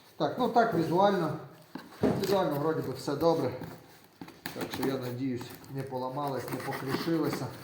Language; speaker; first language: Ukrainian; native; Ukrainian